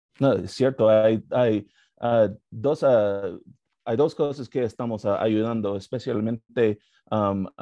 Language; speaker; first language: Spanish; non-native, learner; English